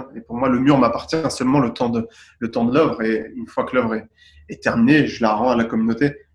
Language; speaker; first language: French; native; French